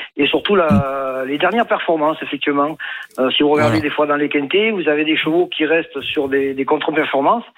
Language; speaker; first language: French; native; French